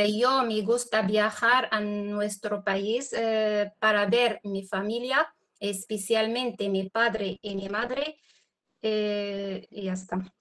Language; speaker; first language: Spanish; non-native, learner; Arabic